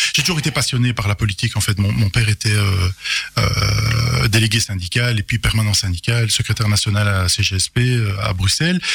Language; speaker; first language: French; native; French